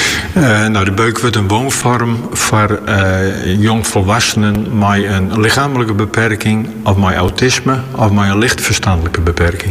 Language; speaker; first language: Dutch; native; Dutch